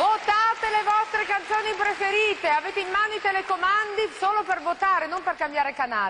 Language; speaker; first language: Italian; native; Italian